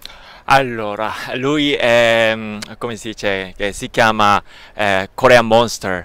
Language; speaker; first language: Italian; non-native, learner; Korean